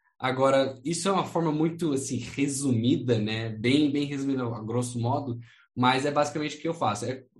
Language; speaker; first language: Portuguese; non-native, fluent; English